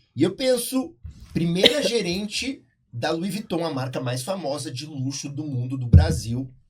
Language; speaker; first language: Portuguese; native; Portuguese